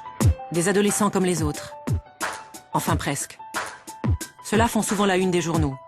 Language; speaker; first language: French; native; French